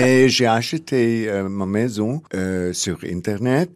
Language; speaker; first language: French; non-native, learner; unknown